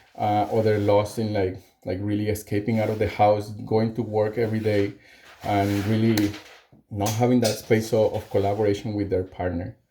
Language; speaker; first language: English; non-native, fluent; Spanish